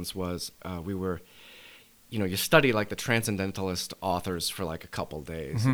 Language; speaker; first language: English; native; English